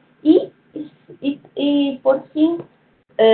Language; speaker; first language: Spanish; non-native, fluent; Portuguese